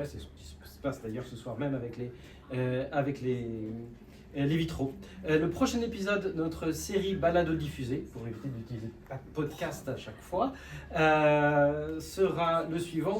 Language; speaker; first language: French; native; French